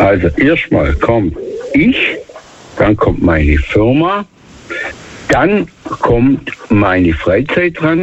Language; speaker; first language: German; native; German